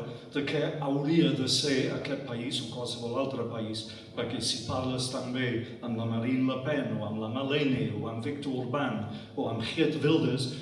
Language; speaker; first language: Catalan; non-native, fluent; English